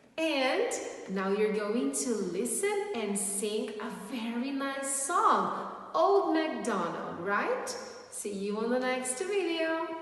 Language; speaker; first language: English; non-native, fluent; Portuguese